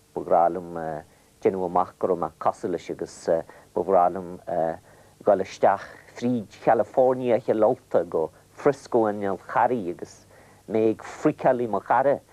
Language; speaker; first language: Irish; native; Irish